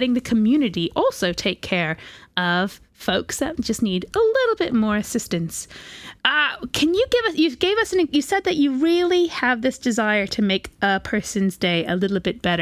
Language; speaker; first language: English; native; English